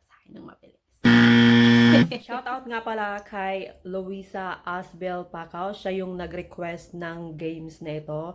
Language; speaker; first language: Filipino; non-native, local second language; Bikol